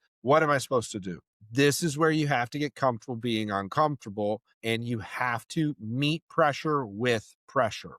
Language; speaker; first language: English; native; English